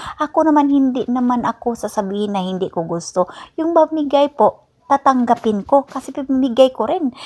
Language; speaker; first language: Filipino; non-native, local second language; Cebuano